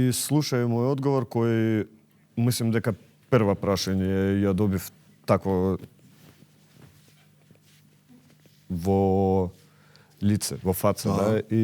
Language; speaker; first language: Macedonian; non-native, learner; Russian